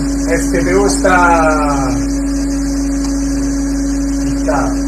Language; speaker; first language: Spanish; non-native, fluent; Chinese